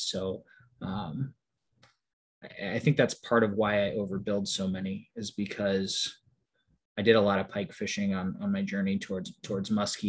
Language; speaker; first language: English; native; English